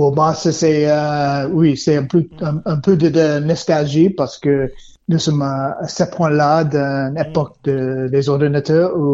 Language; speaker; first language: French; non-native, learner; English